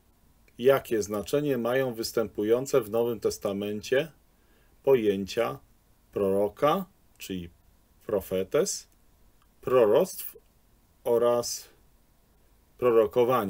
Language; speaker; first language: Polish; native; Polish